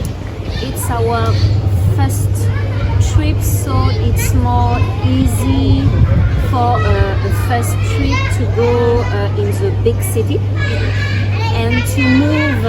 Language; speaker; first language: English; non-native, learner; French